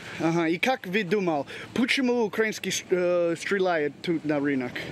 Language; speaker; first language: Russian; non-native, learner; English